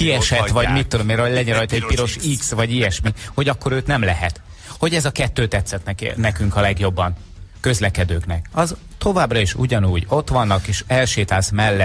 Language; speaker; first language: Hungarian; native; Hungarian